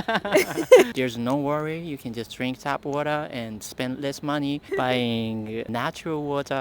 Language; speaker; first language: English; non-native, fluent; Japanese